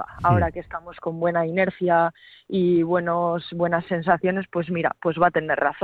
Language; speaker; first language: Spanish; native; Spanish